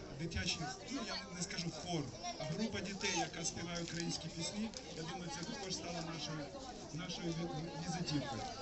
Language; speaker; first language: Ukrainian; non-native, local second language; Russian